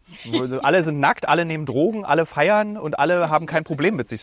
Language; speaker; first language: German; native; German